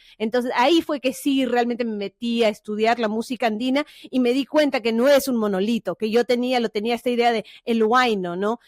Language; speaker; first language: Spanish; early bilingual, heritage; Spanish